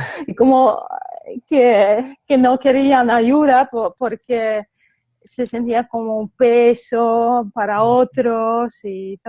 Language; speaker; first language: Spanish; non-native, fluent; Polish